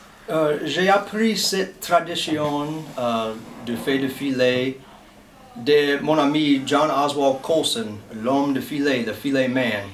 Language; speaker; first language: French; non-native, local second language; English